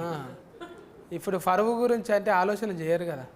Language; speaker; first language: Telugu; native; Telugu